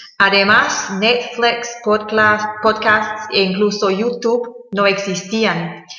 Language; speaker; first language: Spanish; non-native, fluent; English